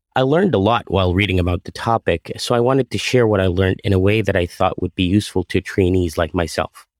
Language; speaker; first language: English; non-native, fluent; Arabic